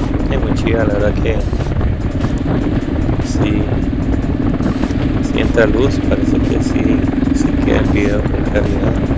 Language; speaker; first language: Spanish; native; Spanish